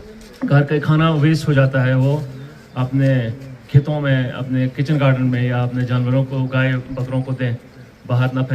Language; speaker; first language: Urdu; non-native, local second language; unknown